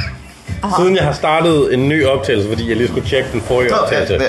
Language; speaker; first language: Danish; native; Danish